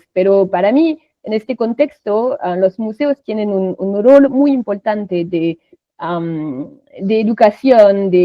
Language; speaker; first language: Spanish; non-native, fluent; French